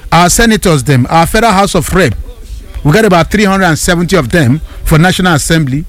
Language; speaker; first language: Nigerian Pidgin; non-native, local second language; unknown